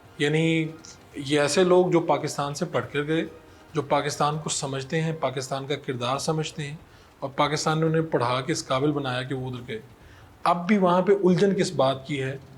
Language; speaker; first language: Urdu; non-native, local second language; Punjabi